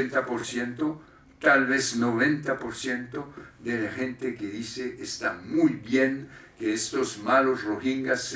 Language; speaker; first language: Spanish; non-native, fluent; French